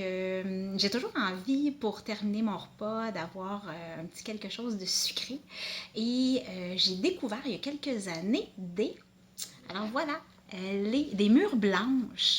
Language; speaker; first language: French; native; French